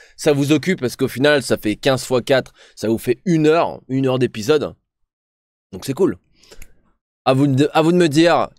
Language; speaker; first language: French; native; French